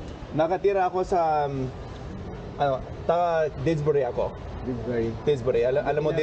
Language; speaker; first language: Filipino; non-native, fluent; English